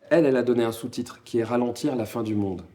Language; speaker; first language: French; native; French